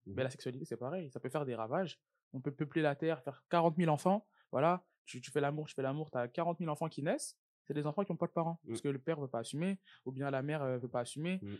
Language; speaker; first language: French; native; French